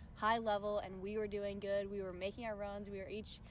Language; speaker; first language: English; native; English